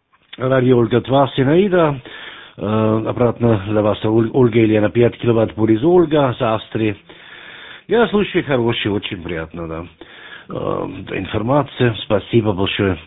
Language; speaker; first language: Russian; non-native, learner; German